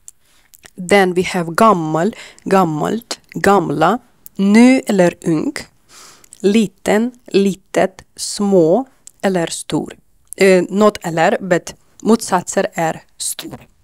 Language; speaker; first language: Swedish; non-native, learner; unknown